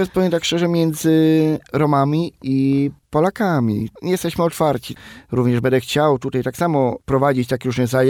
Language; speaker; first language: Polish; non-native, local second language; Romany